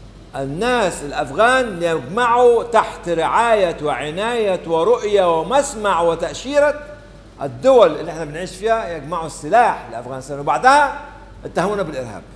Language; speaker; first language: Arabic; native; Arabic